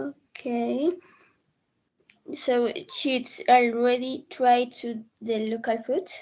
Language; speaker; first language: English; non-native, learner; Spanish